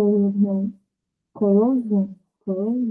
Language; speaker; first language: English; non-native, learner; Portuguese